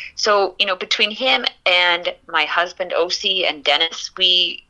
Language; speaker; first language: English; native; English